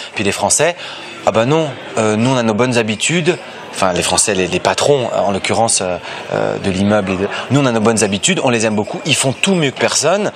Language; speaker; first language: French; early bilingual, other home language; Portuguese